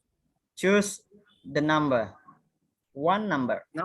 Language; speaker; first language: English; non-native, fluent; Indonesian